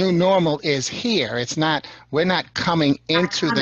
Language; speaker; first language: English; native; English